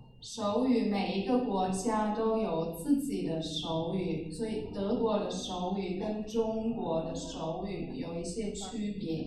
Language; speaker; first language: Chinese; non-native, fluent; German